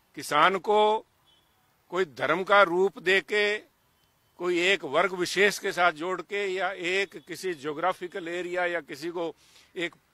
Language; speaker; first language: Hindi; native; Hindi